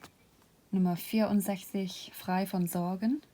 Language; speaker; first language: German; non-native, fluent; English